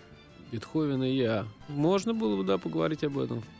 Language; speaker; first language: Russian; native; Russian